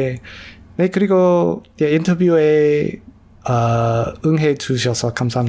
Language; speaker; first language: Korean; non-native, learner; English